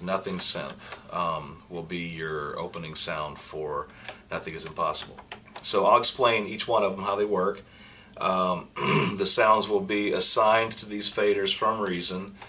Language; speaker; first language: English; native; English